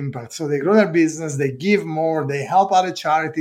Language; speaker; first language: English; non-native, fluent; Italian